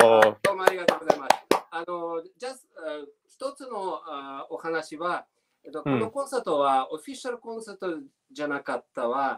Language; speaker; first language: Japanese; non-native, learner; Russian